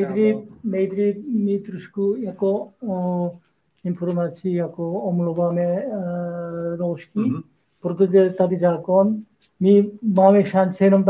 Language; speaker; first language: Czech; non-native, learner; Korean